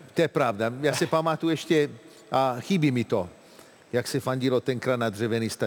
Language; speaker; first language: Czech; non-native, fluent; Italian